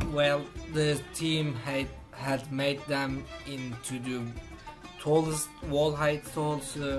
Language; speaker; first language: English; non-native, fluent; Turkish